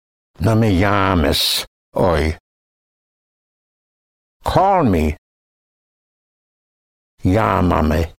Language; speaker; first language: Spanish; non-native, fluent; English